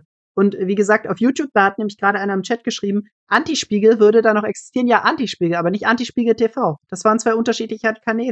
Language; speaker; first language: German; native; German